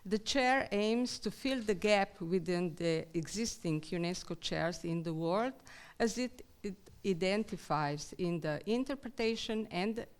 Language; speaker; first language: English; non-native, fluent; Slovenian